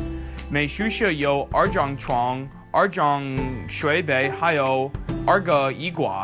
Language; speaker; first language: Chinese; non-native, learner; English